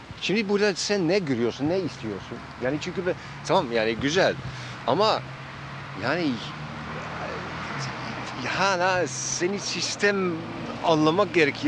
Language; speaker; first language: Turkish; non-native, fluent; Dutch